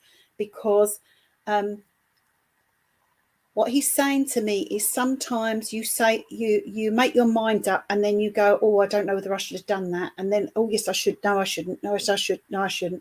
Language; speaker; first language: English; native; English